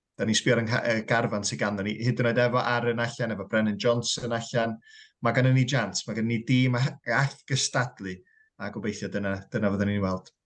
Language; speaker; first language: Welsh; native; Welsh